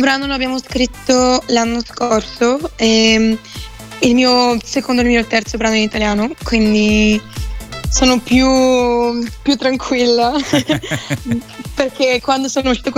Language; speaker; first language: Italian; non-native, fluent; Bulgarian